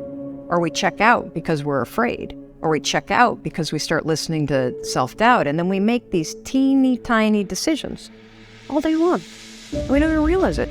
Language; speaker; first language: English; native; English